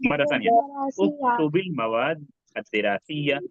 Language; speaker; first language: Arabic; non-native, fluent; Urdu